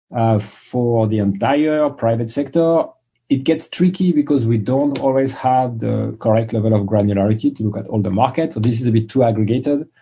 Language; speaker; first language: English; non-native, fluent; French